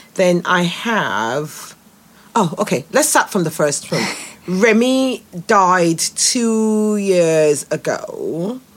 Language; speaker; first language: English; non-native, local second language; Yoruba